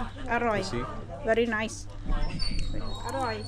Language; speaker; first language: English; non-native, learner; Thai